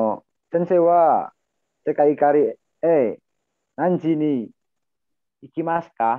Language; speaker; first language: Japanese; non-native, learner; Indonesian